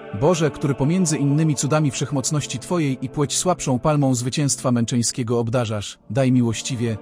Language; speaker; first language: Polish; native; Polish